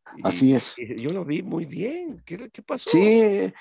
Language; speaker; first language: Spanish; native; Spanish